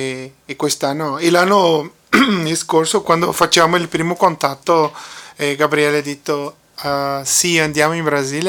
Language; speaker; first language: Italian; non-native, fluent; Portuguese